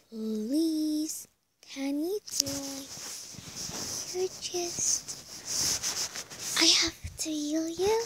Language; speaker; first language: English; non-native, learner; Spanish